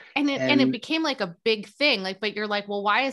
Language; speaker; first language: English; native; English